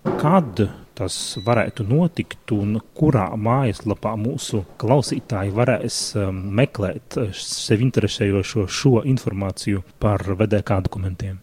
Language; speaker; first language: Latvian; native; Latvian